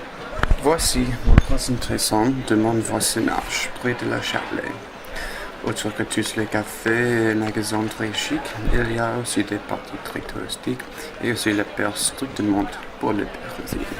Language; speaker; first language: French; non-native, learner; English